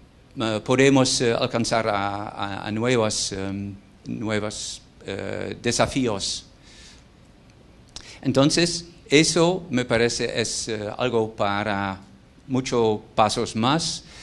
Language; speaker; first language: Spanish; non-native, fluent; Dutch